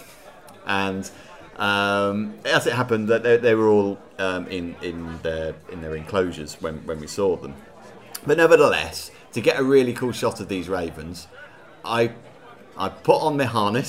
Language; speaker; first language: English; native; English